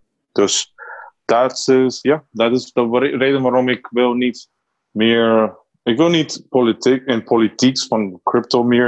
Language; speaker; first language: Dutch; non-native, learner; Spanish